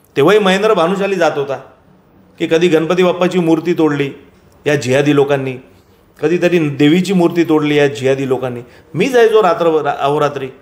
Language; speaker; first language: Marathi; non-native, local second language; Gujarati